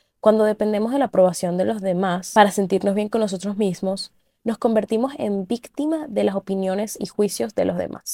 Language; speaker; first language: Spanish; native; Spanish